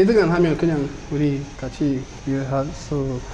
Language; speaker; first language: Korean; non-native, learner; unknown